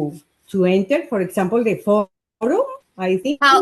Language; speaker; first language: English; non-native, learner; Spanish